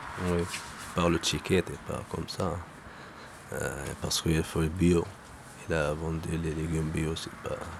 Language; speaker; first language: French; non-native, local second language; Arabic